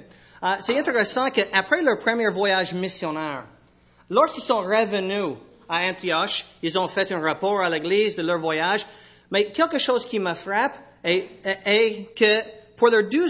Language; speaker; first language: French; non-native, fluent; English